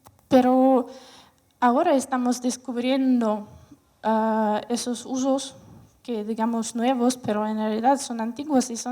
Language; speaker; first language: Spanish; non-native, fluent; Russian